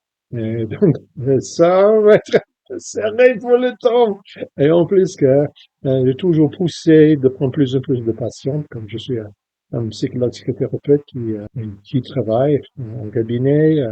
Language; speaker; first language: French; non-native, fluent; English